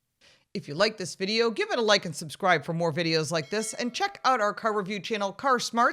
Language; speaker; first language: English; native; English